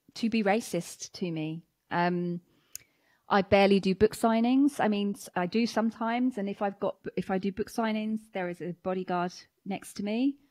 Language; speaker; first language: English; native; English